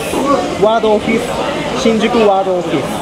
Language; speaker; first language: English; non-native, learner; Japanese